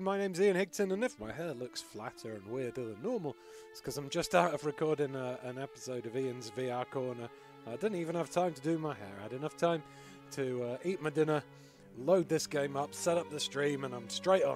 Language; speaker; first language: English; native; English